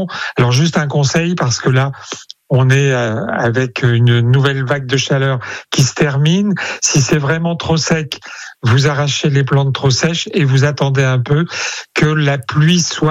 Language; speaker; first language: French; native; French